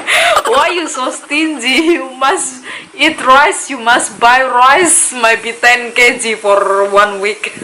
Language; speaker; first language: English; non-native, learner; Indonesian